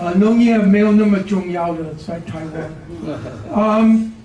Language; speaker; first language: Chinese; non-native, learner; English